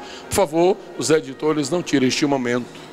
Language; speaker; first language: Portuguese; native; Portuguese